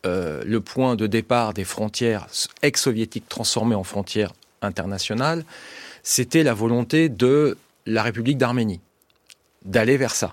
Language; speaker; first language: French; native; French